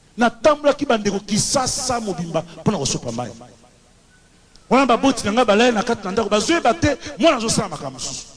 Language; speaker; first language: Lingala; native; Lingala